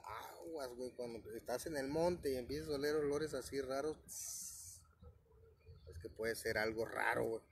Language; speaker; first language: Spanish; native; Spanish